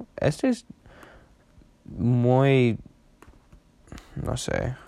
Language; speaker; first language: Spanish; non-native, learner; English